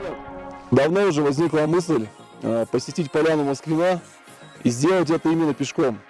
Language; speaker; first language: Russian; native; Russian